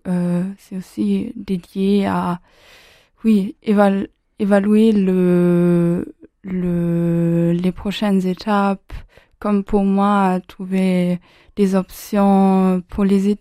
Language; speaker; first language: French; non-native, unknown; German